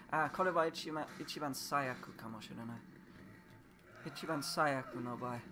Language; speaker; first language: Japanese; non-native, learner; English